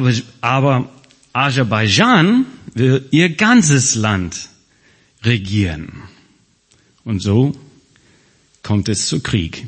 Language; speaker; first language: German; non-native, fluent; English